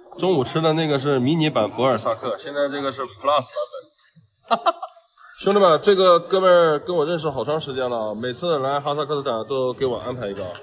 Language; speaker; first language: Chinese; native; Chinese